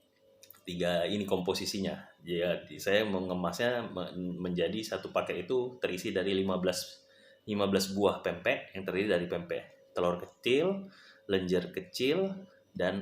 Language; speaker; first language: Indonesian; native; Indonesian